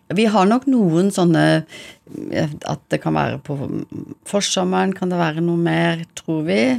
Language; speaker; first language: Norwegian; early bilingual, heritage; English